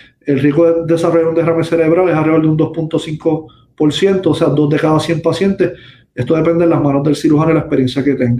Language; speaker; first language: Spanish; native; Spanish